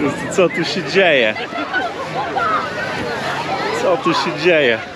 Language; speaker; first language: Polish; native; Polish